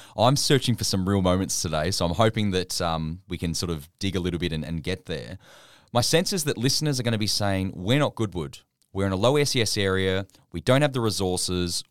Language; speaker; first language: English; native; English